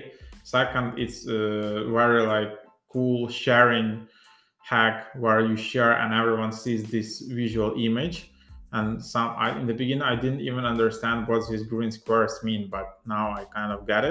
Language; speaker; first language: English; non-native, fluent; Ukrainian